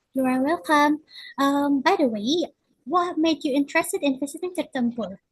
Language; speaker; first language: English; non-native, learner; Indonesian